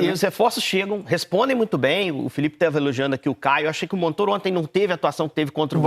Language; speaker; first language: Portuguese; native; Portuguese